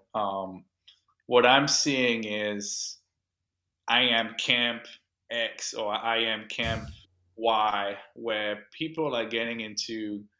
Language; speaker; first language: English; non-native, local second language; French